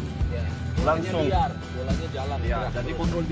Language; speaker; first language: Indonesian; non-native, fluent; Portuguese